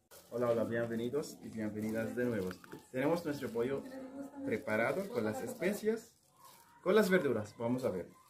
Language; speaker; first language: Spanish; non-native, learner; Arabic